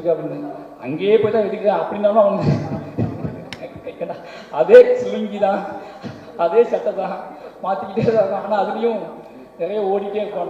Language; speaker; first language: Tamil; native; Tamil